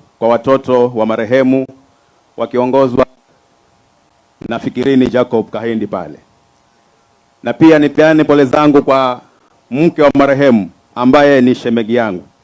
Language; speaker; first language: Swahili; non-native, local second language; Giryama